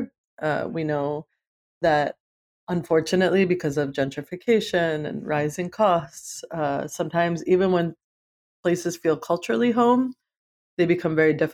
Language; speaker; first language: English; native; English